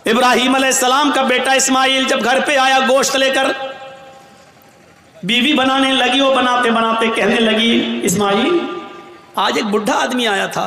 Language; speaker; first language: Urdu; native; Urdu